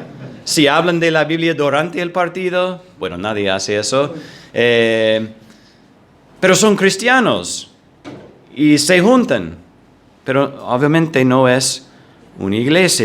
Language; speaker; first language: Spanish; non-native, fluent; English